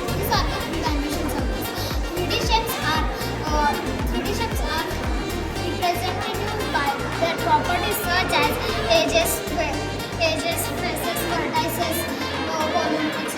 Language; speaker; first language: English; non-native, learner; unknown